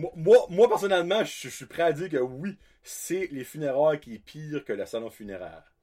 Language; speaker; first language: French; native; French